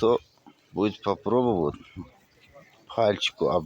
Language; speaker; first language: Russian; non-native, learner; Tajik